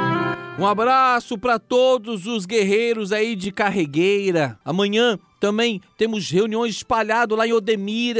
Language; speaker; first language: Portuguese; native; Portuguese